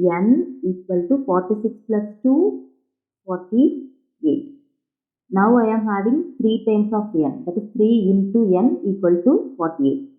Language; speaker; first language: English; non-native, local second language; Tamil